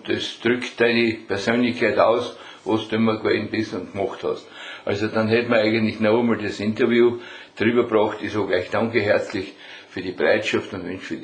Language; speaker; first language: German; native; German